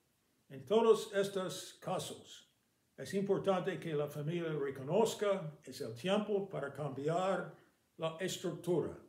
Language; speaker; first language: Spanish; non-native, fluent; English